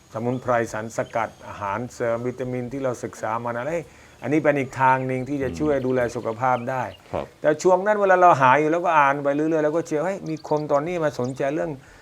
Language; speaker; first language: Thai; non-native, fluent; Hindi